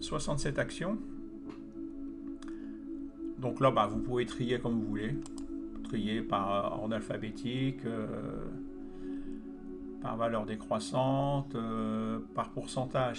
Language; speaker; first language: French; native; French